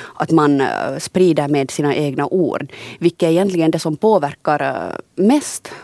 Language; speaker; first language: Swedish; native; Swedish